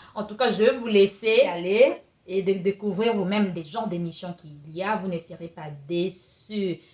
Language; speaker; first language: French; non-native, local second language; Lingala